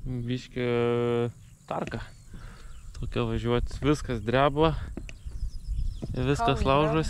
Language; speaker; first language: Lithuanian; native; Lithuanian